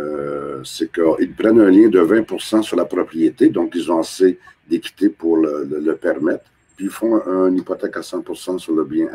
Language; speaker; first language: French; native; French